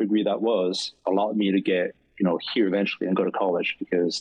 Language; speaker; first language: English; non-native, fluent; French